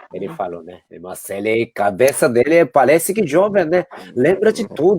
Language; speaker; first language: Portuguese; non-native, fluent; Japanese